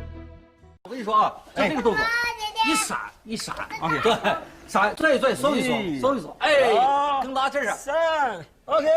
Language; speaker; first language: Chinese; native; Chinese